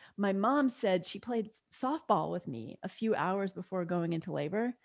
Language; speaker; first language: English; native; English